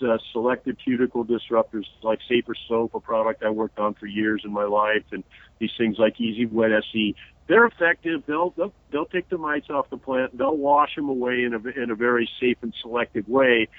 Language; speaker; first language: English; native; English